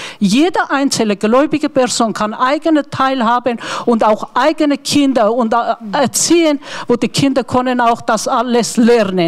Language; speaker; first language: German; non-native, learner; Armenian